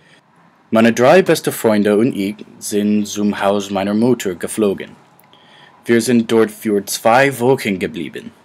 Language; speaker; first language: German; non-native, learner; English